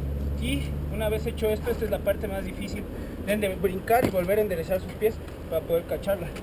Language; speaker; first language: Spanish; native; Spanish